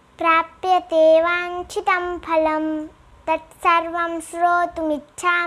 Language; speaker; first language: Hindi; non-native, local second language; Gujarati